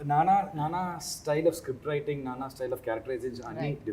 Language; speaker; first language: Telugu; non-native, learner; Tamil